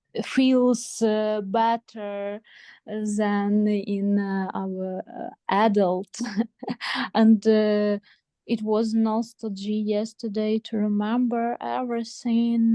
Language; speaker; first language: English; non-native, learner; Ukrainian